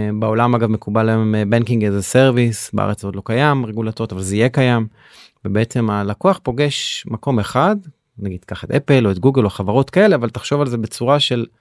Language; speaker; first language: Hebrew; native; Hebrew